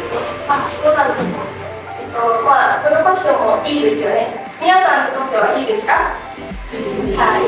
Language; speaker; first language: Japanese; non-native, learner; Indonesian